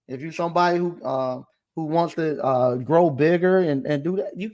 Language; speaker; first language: English; native; English